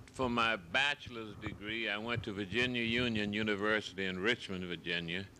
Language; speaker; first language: English; native; English